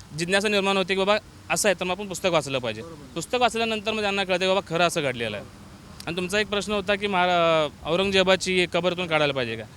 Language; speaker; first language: Marathi; native; Marathi